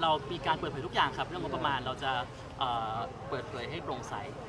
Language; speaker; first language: Thai; native; Thai